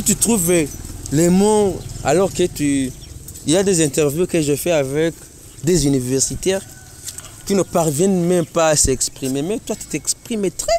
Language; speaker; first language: French; non-native, learner; Rundi